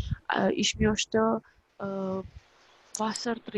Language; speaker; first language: German; non-native, fluent; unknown